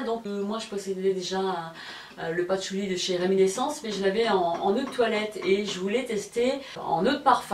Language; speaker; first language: French; native; French